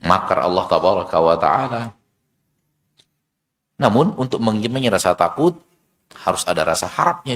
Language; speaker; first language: Indonesian; native; Indonesian